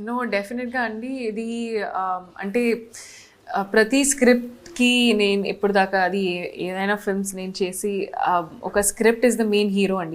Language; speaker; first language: Telugu; non-native, learner; Hindi